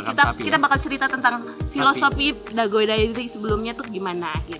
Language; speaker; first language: Indonesian; native; Indonesian